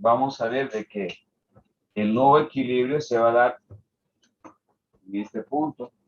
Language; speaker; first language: Spanish; native; Spanish